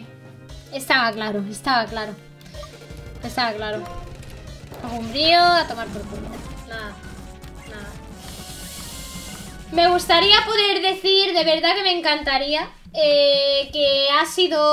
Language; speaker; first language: Spanish; native; Spanish